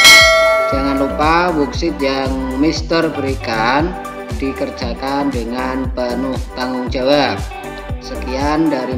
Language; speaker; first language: Indonesian; native; Indonesian